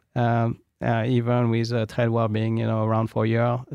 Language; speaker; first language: English; non-native, fluent; French